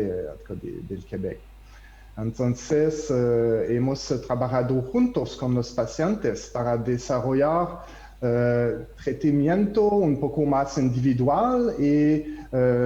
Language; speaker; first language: Spanish; non-native, learner; French